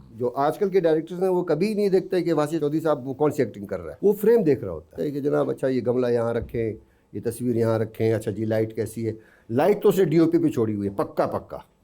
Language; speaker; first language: Urdu; non-native, local second language; Baluchi